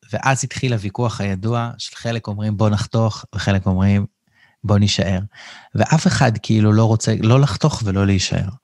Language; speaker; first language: Hebrew; native; Hebrew